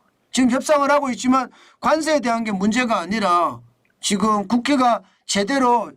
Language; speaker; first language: Korean; native; Korean